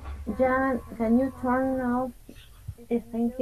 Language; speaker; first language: English; non-native, fluent; Spanish